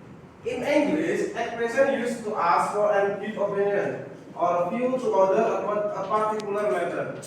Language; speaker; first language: English; non-native, learner; Indonesian